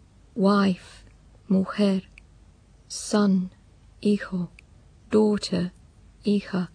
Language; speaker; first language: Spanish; non-native, fluent; English